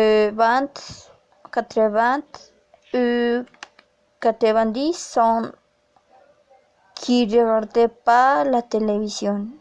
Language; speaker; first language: French; non-native, learner; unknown